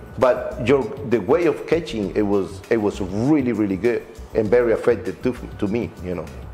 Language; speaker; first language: English; non-native, fluent; Spanish